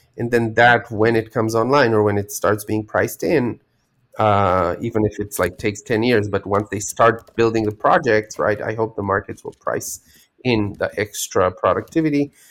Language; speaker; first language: English; non-native, fluent; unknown